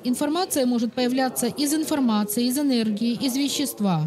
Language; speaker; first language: Russian; native; Russian